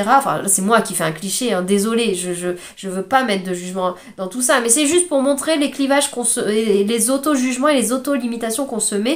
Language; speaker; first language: French; native; French